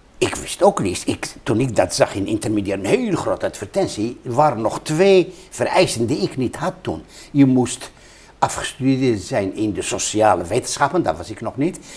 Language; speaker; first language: Dutch; non-native, fluent; Hebrew